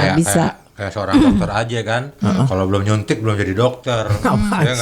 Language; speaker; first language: Indonesian; native; Indonesian